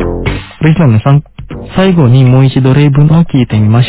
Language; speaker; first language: Japanese; non-native, fluent; Indonesian